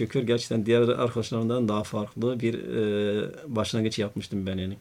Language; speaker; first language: Turkish; non-native, fluent; Arabic